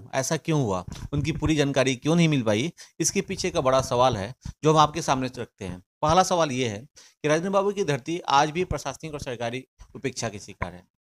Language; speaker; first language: Hindi; native; Hindi